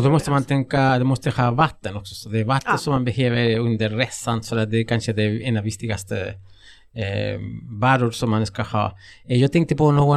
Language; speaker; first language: Swedish; non-native, fluent; Spanish